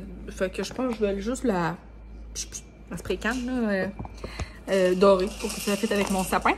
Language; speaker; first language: French; native; French